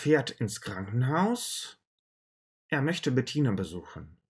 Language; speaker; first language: German; non-native, learner; Russian